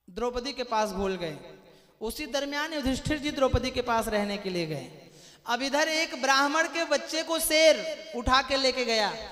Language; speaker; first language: Hindi; non-native, local second language; Marathi